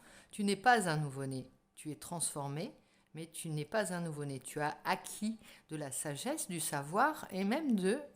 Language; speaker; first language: French; native; French